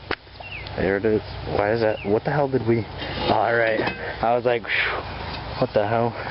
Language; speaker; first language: English; native; English